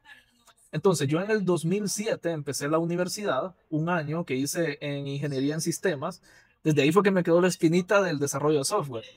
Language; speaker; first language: Spanish; native; Spanish